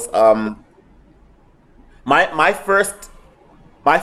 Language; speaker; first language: English; native; English